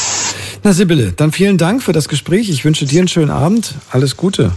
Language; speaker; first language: German; native; German